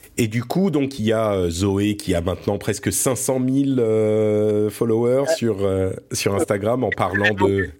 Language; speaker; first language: French; early bilingual, other home language; Arabic